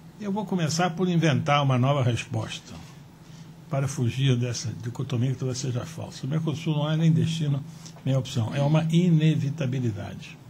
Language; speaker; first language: Portuguese; native; Portuguese